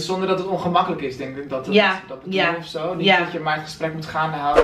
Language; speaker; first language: Dutch; native; Dutch